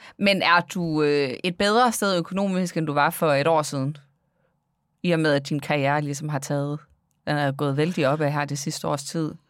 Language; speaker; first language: Danish; native; Danish